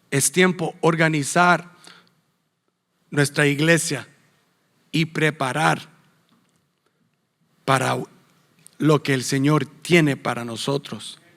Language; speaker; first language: Spanish; non-native, fluent; English